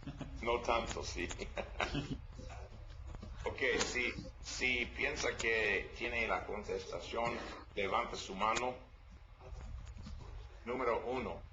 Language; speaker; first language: Spanish; non-native, learner; English